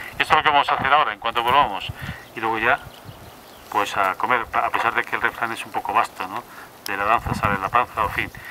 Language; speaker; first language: Spanish; native; Spanish